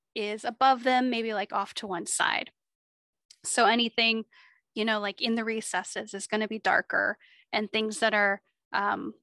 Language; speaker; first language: English; native; English